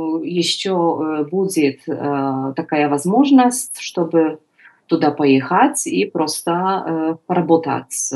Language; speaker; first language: Russian; non-native, learner; Polish